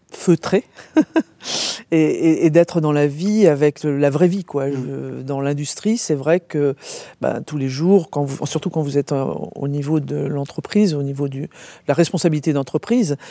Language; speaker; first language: French; native; French